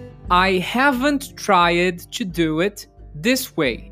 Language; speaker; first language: English; non-native, fluent; Portuguese